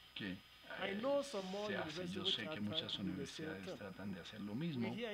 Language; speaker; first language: Spanish; non-native, fluent; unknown